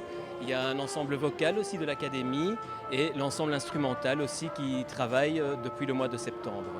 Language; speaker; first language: French; native; French